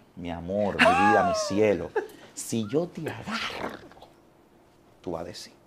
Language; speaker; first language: Spanish; native; Spanish